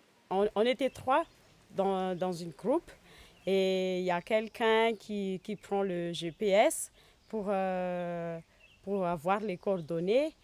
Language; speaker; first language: French; non-native, local second language; Malagasy